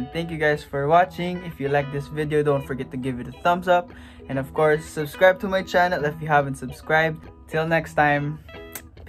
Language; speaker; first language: English; non-native, fluent; Filipino